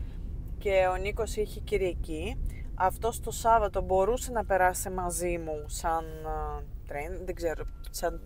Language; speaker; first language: Greek; non-native, fluent; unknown